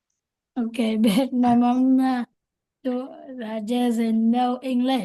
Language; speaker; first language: English; non-native, learner; Vietnamese